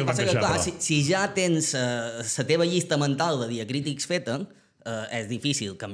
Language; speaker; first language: Catalan; native; Catalan